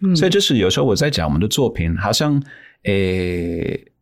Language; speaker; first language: Chinese; non-native, fluent; English